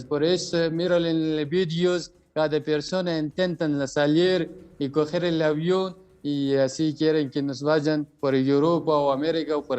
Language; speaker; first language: Spanish; non-native, learner; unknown